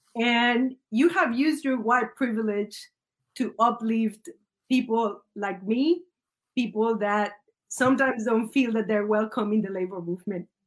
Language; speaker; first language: English; early bilingual, other home language; Spanish